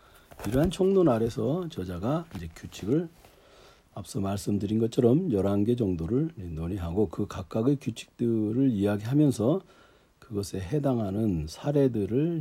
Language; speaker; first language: Korean; native; Korean